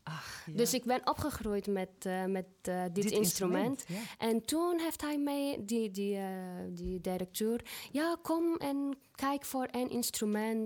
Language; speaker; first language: Dutch; non-native, fluent; Arabic